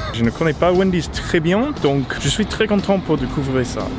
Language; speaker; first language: French; non-native, learner; English